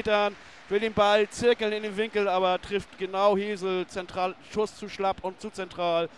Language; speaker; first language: German; native; German